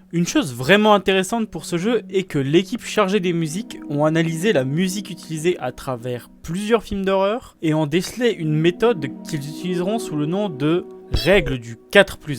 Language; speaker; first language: French; native; French